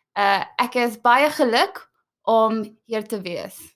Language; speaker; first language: English; native; English